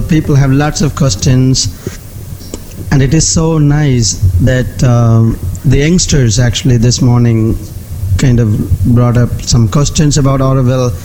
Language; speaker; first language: English; non-native, local second language; Tamil